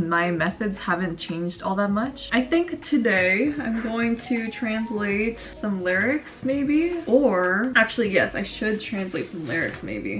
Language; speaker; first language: English; native; English